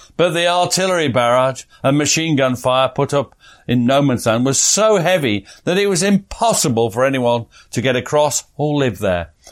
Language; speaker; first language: English; native; English